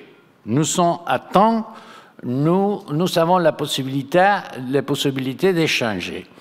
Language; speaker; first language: French; non-native, fluent; Spanish